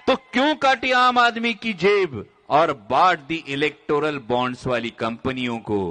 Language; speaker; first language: Hindi; non-native, local second language; Marathi